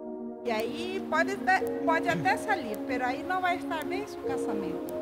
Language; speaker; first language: Spanish; non-native, learner; Portuguese